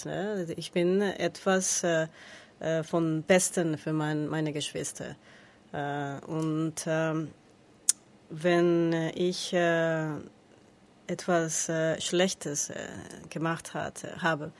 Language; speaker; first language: German; non-native, learner; Spanish